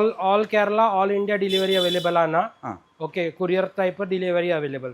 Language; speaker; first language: Malayalam; non-native, fluent; Hindi